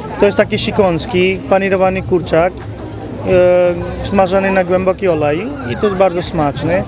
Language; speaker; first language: Polish; non-native, learner; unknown